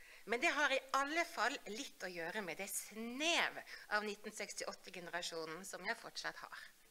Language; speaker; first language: Norwegian; native; Norwegian